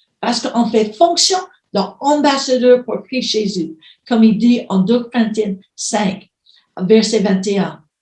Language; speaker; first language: French; non-native, fluent; English